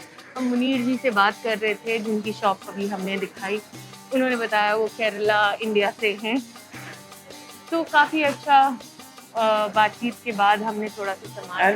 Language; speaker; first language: Hindi; native; Hindi